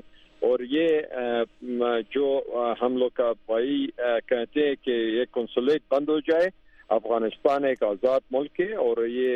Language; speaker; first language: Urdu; non-native, fluent; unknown